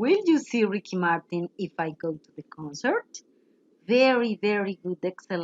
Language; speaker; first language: English; non-native, fluent; Spanish